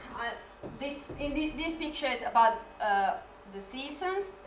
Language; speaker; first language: English; non-native, fluent; Finnish